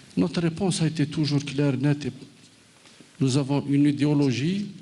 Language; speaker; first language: French; non-native, local second language; Arabic